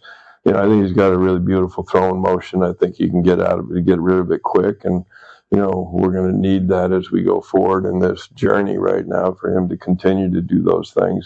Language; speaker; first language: English; native; English